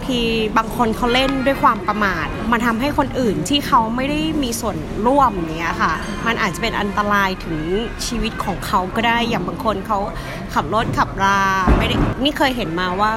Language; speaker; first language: Thai; native; Thai